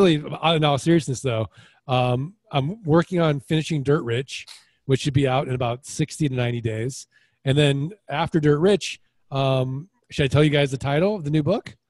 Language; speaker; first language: English; native; English